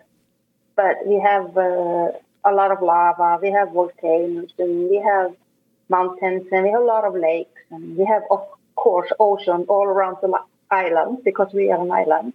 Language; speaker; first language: English; non-native, fluent; Icelandic